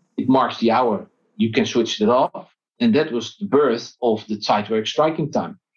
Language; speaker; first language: English; non-native, fluent; Dutch